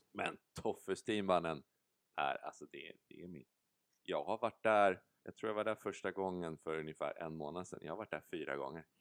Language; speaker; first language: Swedish; native; Swedish